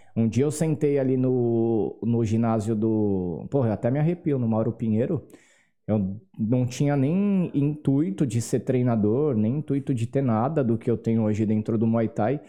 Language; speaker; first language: Portuguese; native; Portuguese